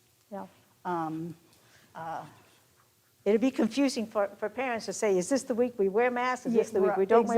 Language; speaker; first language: English; native; English